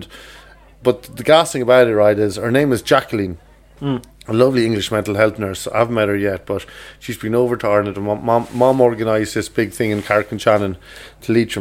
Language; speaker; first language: English; native; English